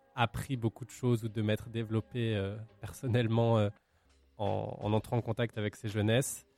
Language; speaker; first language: French; native; French